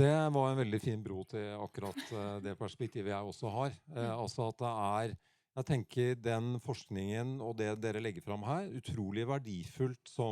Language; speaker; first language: Norwegian; native; Norwegian